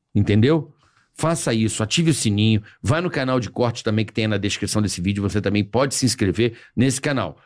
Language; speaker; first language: Portuguese; native; Portuguese